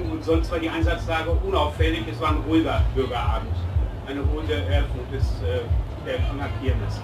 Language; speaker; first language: German; native; German